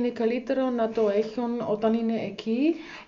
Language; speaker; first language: Greek; non-native, learner; German